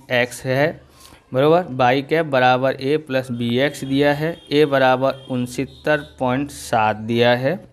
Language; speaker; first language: Hindi; non-native, local second language; Gujarati